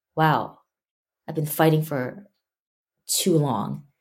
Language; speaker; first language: English; non-native, local second language; Chinese